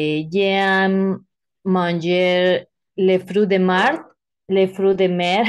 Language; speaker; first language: French; non-native, learner; Spanish